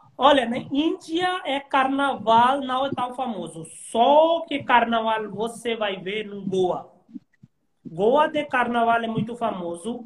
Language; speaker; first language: Portuguese; non-native, learner; Hindi